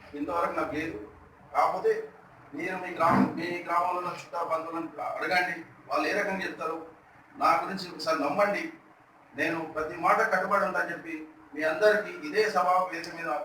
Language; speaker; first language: Telugu; native; Telugu